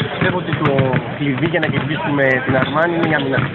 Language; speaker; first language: Spanish; non-native, learner; Greek